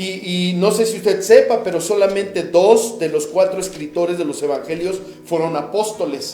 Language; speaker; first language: Spanish; native; Spanish